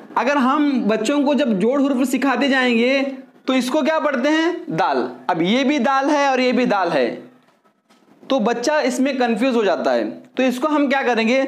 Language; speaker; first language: Hindi; native; Hindi